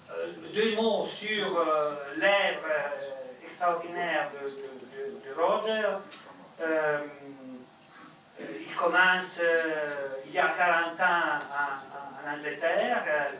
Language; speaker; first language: French; non-native, fluent; Italian